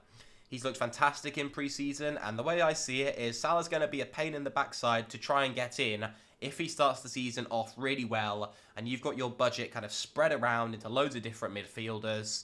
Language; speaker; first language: English; native; English